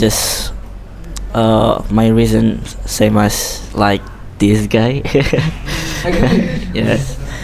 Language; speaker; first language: English; non-native, learner; Indonesian